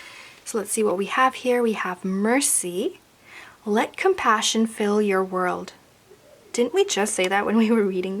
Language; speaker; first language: English; native; English